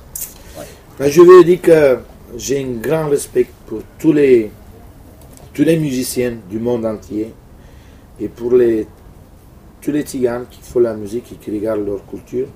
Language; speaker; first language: French; non-native, fluent; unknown